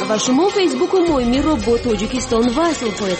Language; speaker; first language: Persian; native; Persian